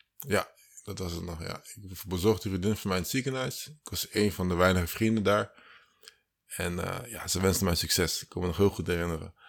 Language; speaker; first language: Dutch; early bilingual, other home language; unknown